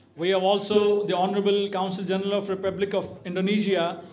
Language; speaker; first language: English; non-native, local second language; Urdu